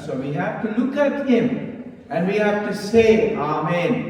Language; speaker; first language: English; non-native, local second language; Tamil